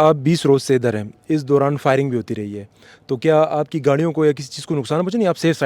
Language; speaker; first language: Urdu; non-native, local second language; Pashto